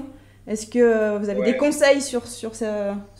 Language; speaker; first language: French; native; French